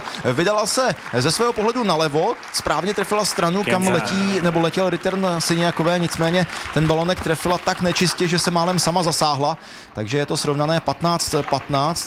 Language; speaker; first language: Czech; native; Czech